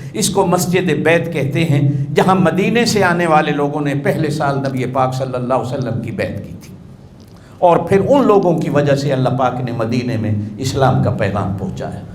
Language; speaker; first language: Urdu; native; Urdu